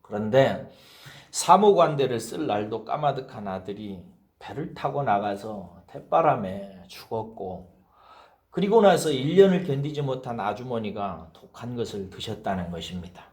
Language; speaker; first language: Korean; native; Korean